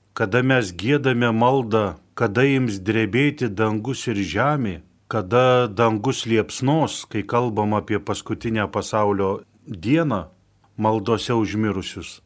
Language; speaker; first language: Lithuanian; native; Lithuanian